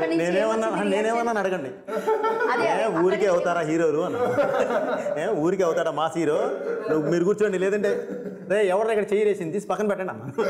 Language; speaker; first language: Telugu; native; Telugu